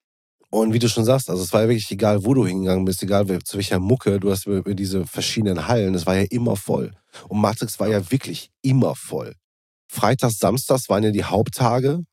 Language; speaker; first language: German; native; German